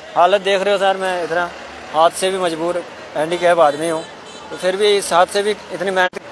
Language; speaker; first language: Hindi; native; Hindi